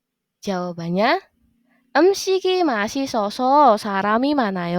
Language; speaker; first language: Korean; non-native, fluent; Indonesian